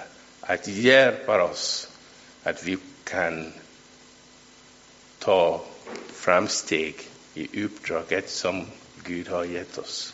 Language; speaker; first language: Swedish; non-native, fluent; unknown